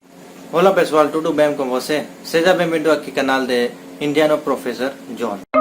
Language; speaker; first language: Portuguese; non-native, learner; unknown